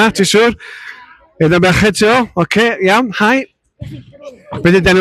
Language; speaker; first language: Welsh; native; Welsh